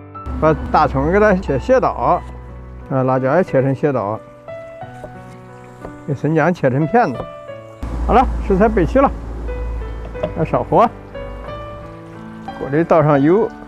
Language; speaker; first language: Chinese; native; Chinese